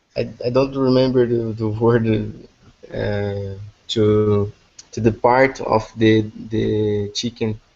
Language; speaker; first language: English; non-native, learner; Portuguese